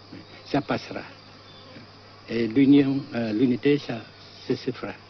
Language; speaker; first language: French; non-native, fluent; Vietnamese